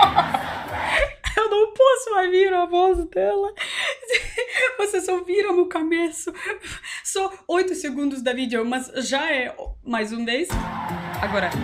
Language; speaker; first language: Portuguese; non-native, learner; Russian